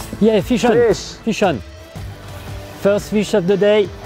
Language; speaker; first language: English; non-native, fluent; French